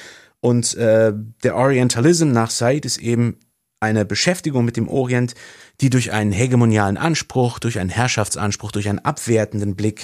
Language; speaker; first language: German; native; German